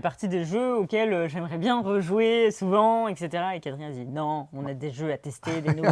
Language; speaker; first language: French; native; French